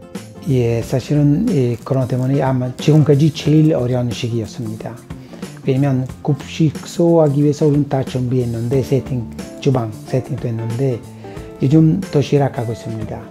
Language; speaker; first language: Korean; non-native, fluent; Italian